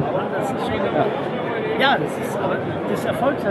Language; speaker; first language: German; native; German